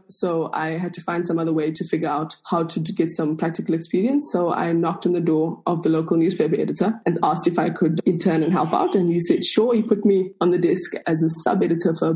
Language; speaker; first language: English; non-native, local second language; Afrikaans